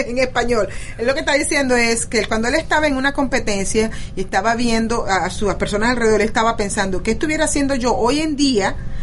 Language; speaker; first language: Spanish; native; Spanish